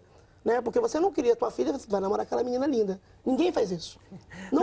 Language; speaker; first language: Portuguese; native; Portuguese